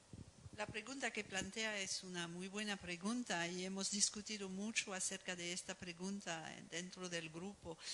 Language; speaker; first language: Spanish; non-native, fluent; French